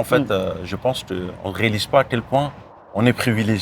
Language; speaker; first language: French; native; French